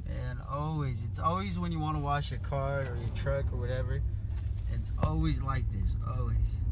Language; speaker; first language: English; native; English